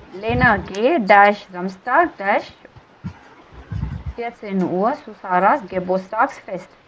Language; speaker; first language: German; non-native, learner; Hindi